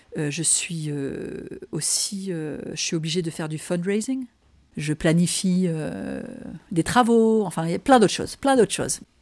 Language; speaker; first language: French; non-native, fluent; Danish